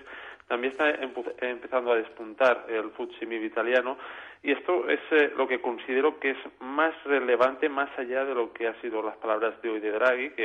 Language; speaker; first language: Spanish; native; Spanish